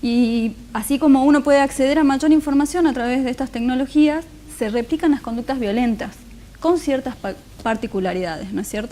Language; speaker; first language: Spanish; native; Spanish